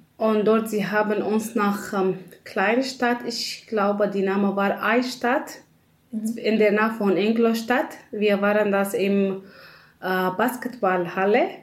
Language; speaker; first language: German; non-native, learner; Arabic